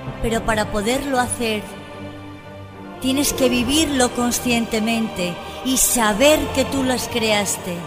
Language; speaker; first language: Spanish; native; Spanish